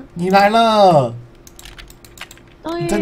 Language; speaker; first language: Chinese; native; Chinese